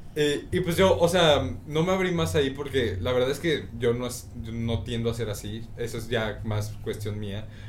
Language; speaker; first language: Spanish; native; Spanish